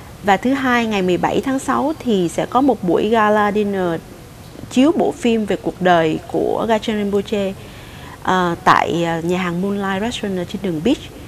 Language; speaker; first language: Vietnamese; native; Vietnamese